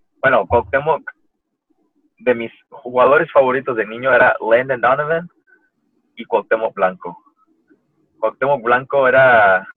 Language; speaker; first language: Spanish; early bilingual, heritage; Spanish